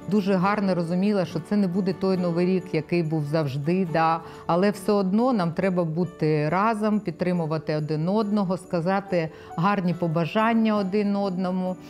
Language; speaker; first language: Ukrainian; non-native, local second language; Russian